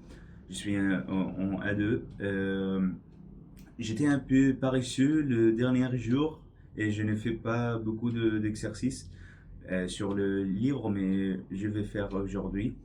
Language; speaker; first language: French; non-native, learner; English